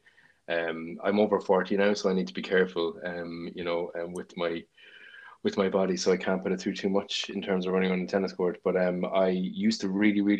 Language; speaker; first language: English; native; English